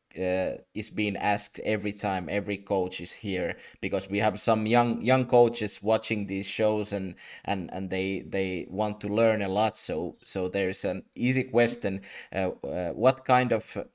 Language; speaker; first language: English; non-native, fluent; Finnish